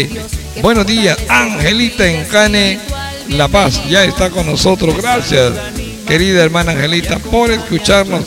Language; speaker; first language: Spanish; native; Spanish